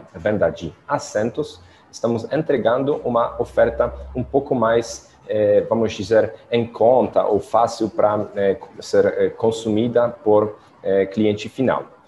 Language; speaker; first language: Portuguese; non-native, fluent; Polish